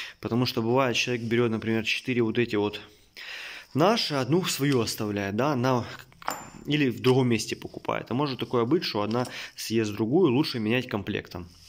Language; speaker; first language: Russian; native; Russian